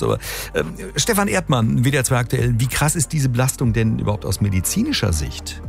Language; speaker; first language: German; native; German